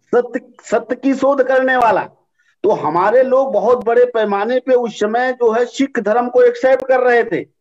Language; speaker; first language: Hindi; native; Hindi